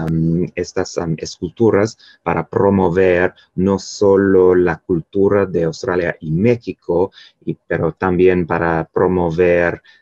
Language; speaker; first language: Spanish; non-native, fluent; English